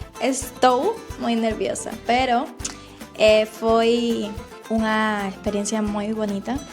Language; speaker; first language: Galician; non-native, learner; Spanish